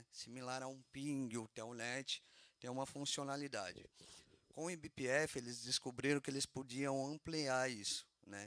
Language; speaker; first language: Portuguese; native; Portuguese